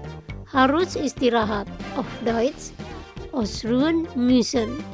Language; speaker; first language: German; non-native, fluent; Indonesian